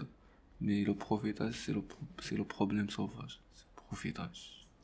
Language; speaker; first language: French; non-native, learner; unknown